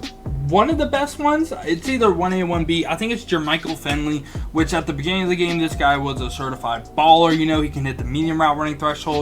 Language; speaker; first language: English; native; English